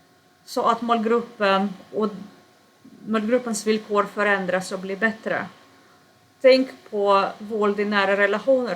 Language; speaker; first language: Swedish; non-native, fluent; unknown